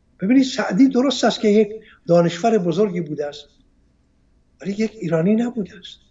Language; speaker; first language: Persian; non-native, local second language; Armenian